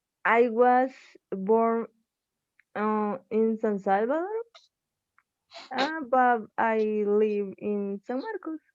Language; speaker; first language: English; non-native, learner; Spanish